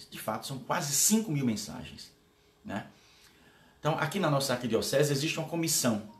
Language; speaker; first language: Portuguese; native; Portuguese